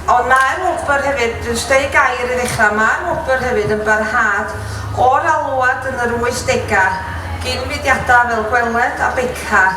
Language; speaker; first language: Welsh; native; Welsh